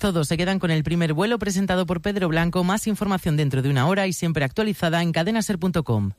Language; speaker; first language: Spanish; native; Spanish